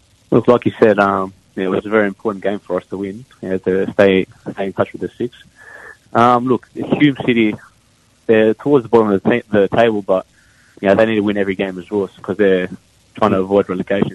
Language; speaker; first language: English; early bilingual, other home language; Greek